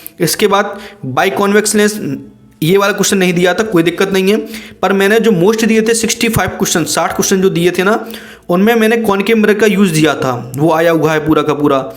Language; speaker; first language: Hindi; native; Hindi